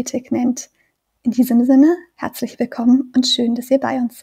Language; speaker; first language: German; native; German